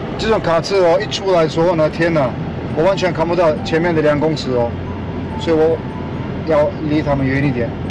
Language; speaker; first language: Chinese; non-native, fluent; Turkish